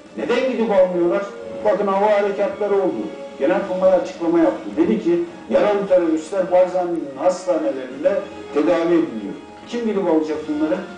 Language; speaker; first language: Turkish; native; Turkish